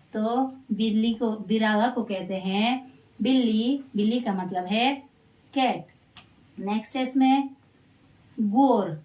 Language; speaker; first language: Hindi; non-native, local second language; Garhwali